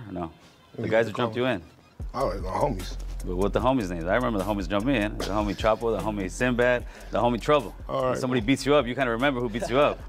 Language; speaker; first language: English; native; English